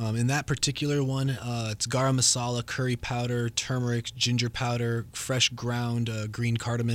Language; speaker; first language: English; native; English